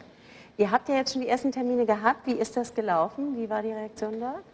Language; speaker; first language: German; native; German